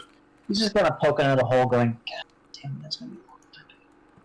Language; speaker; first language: English; native; English